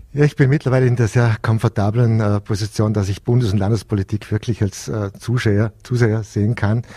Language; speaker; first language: German; native; German